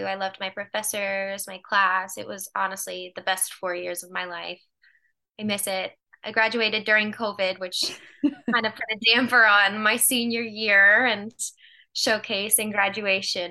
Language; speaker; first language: English; native; English